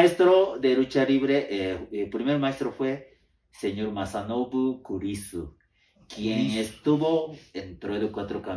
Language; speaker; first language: Spanish; non-native, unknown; Japanese